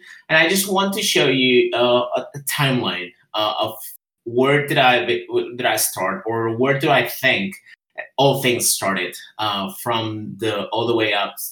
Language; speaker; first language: English; non-native, fluent; Spanish